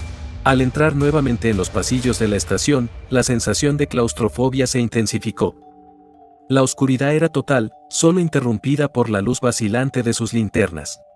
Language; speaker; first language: Spanish; native; Spanish